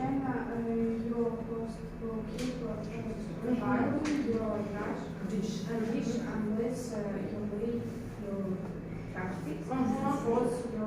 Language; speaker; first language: English; non-native, learner; Russian